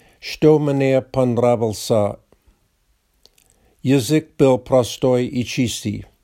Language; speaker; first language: Russian; non-native, learner; English